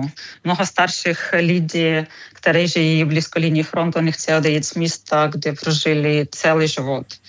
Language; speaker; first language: Czech; non-native, fluent; Ukrainian